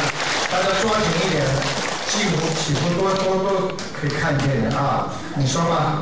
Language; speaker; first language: Chinese; native; Chinese